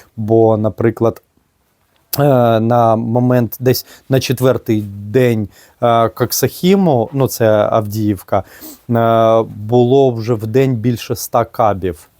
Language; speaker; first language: Ukrainian; non-native, local second language; Russian